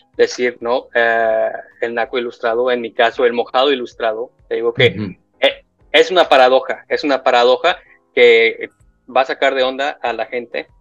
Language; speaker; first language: Spanish; native; Spanish